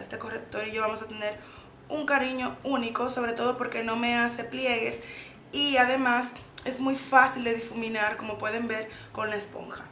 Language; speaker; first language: Spanish; native; Spanish